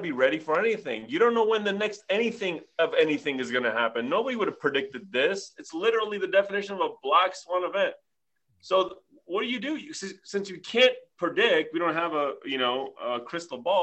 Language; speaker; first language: English; early bilingual, other home language; Armenian